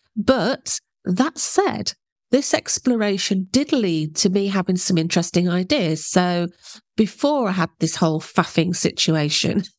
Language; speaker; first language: English; native; English